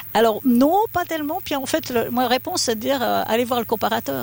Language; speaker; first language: French; native; French